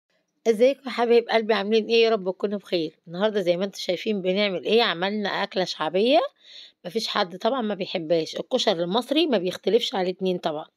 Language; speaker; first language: Arabic; native; Arabic